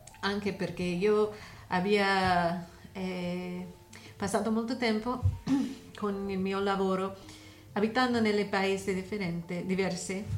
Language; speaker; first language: Italian; non-native, learner; English